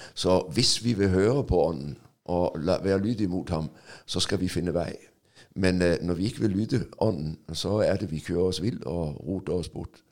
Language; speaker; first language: Norwegian; non-native, fluent; Danish